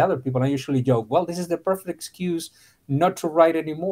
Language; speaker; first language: English; non-native, fluent; Spanish